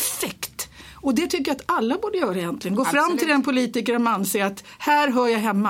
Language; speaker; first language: Swedish; native; Swedish